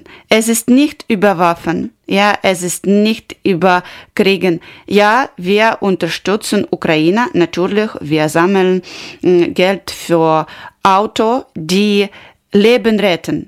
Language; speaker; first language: German; non-native, learner; Ukrainian